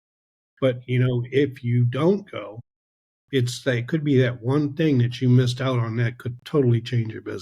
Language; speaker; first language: English; native; English